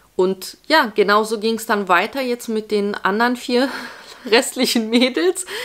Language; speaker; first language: German; early bilingual, other home language; Polish